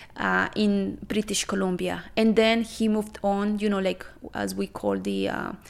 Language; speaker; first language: English; non-native, fluent; Spanish